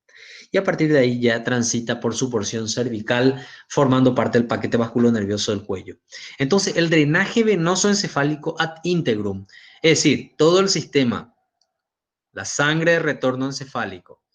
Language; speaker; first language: Spanish; native; Spanish